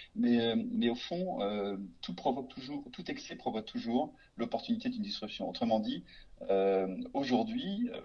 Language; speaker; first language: French; native; French